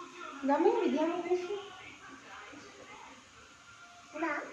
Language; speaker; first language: Arabic; native; Arabic